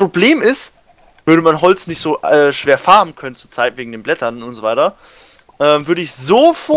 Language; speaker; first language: German; native; German